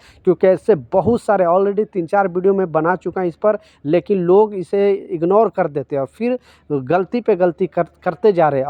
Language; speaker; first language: Hindi; native; Hindi